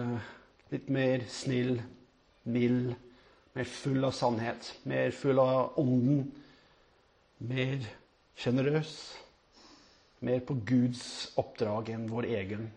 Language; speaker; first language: Norwegian; non-native, fluent; English